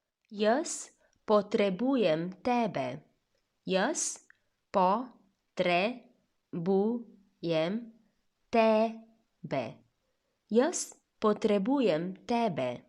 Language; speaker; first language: Slovenian; non-native, fluent; Chinese